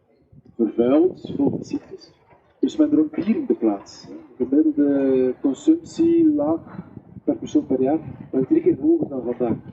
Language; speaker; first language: Dutch; native; Dutch